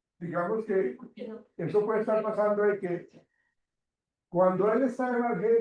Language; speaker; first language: Spanish; native; Spanish